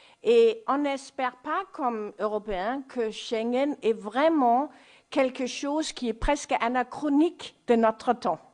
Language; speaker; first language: French; non-native, fluent; Danish